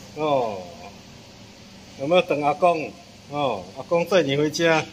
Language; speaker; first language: Chinese; non-native, local second language; Min Nan Chinese